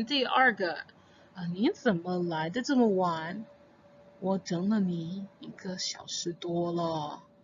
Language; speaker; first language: Chinese; non-native, fluent; English